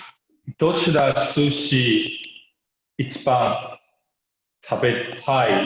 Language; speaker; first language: Japanese; non-native, learner; English